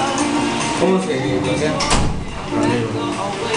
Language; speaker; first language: Spanish; non-native, learner; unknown